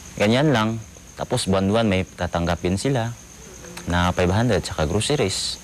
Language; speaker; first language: Filipino; non-native, local second language; Hiligaynon